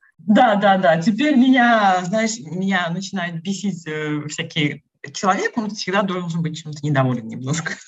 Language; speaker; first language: Russian; native; Russian